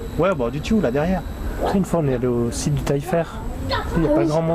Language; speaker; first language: French; native; French